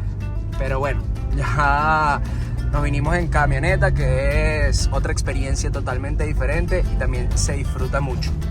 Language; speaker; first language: Spanish; native; Spanish